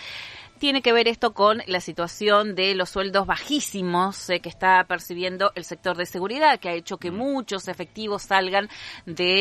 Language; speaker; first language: Spanish; native; Spanish